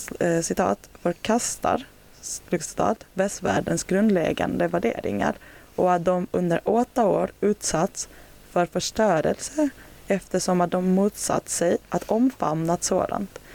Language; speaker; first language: Swedish; native; Swedish